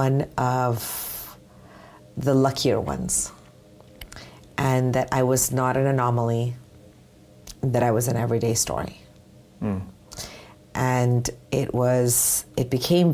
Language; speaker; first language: English; native; English